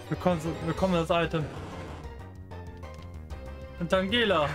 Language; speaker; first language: German; native; German